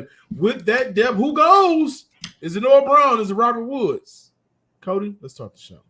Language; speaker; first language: English; native; English